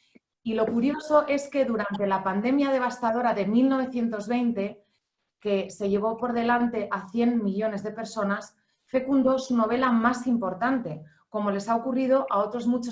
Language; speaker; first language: Spanish; native; Spanish